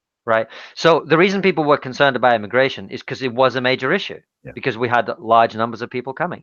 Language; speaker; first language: English; non-native, fluent; Russian